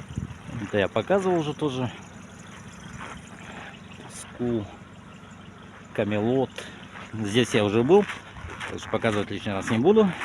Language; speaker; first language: Russian; native; Russian